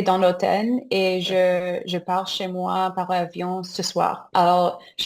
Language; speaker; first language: French; non-native, fluent; English